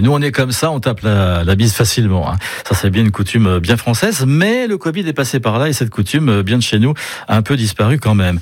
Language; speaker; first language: French; native; French